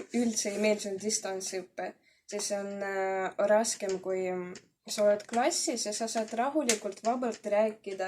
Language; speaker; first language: Estonian; non-native, learner; Russian